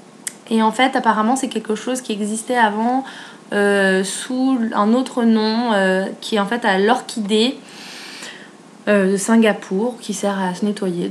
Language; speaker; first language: French; native; French